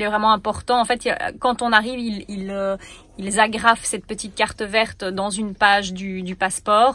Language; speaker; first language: French; native; French